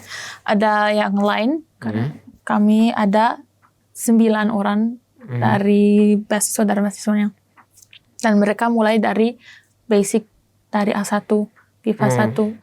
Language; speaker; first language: Indonesian; non-native, learner; German